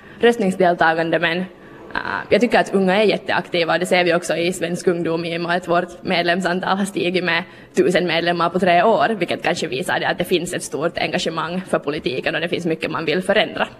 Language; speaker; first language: Swedish; native; Swedish